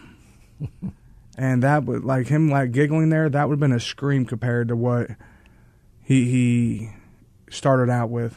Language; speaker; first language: English; native; English